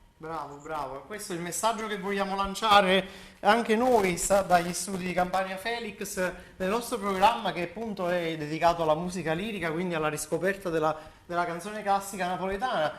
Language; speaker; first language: Italian; native; Italian